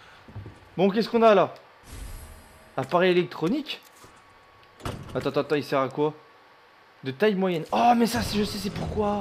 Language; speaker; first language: French; native; French